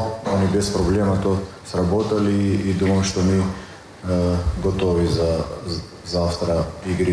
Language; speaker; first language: Russian; non-native, learner; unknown